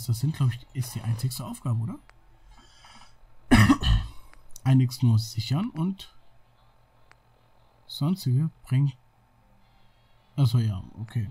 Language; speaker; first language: German; native; German